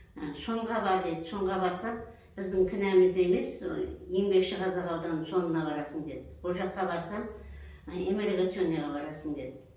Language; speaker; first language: Kazakh; early bilingual, heritage; Kazakh